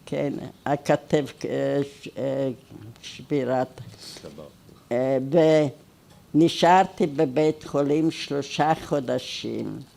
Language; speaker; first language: Hebrew; non-native, fluent; Hungarian